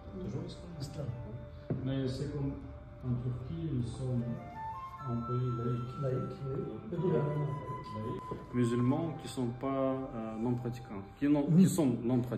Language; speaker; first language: French; non-native, fluent; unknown